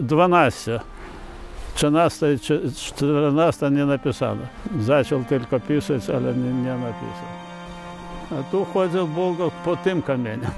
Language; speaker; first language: Polish; non-native, learner; Lithuanian